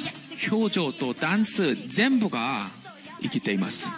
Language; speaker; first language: Japanese; non-native, learner; Korean